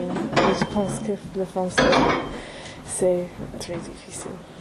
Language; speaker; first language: French; non-native, learner; English